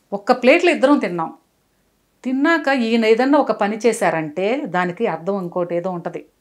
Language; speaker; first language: Telugu; native; Telugu